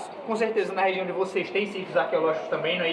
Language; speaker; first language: Portuguese; native; Portuguese